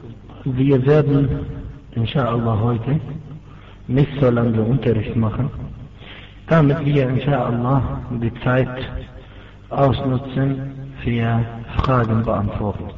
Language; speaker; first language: German; non-native, fluent; Arabic